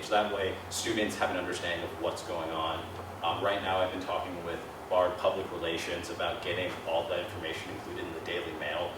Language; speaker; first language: English; native; English